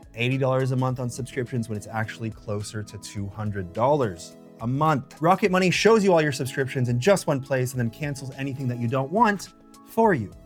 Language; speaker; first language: English; native; English